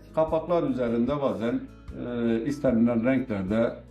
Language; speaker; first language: Turkish; native; Turkish